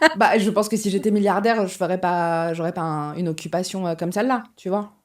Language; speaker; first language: French; early bilingual, other home language; Portuguese